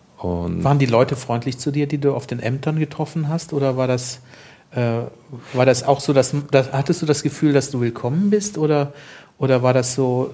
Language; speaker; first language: German; native; German